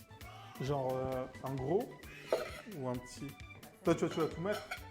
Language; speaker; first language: French; native; French